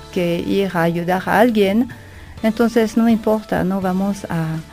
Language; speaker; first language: Spanish; non-native, fluent; French